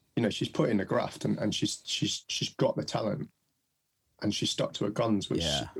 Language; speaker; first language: English; native; English